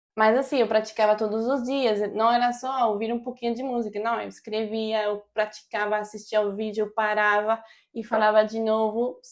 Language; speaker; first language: Portuguese; non-native, fluent; French